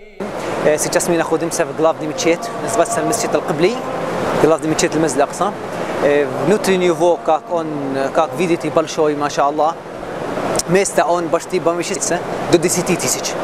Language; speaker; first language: Russian; non-native, learner; Arabic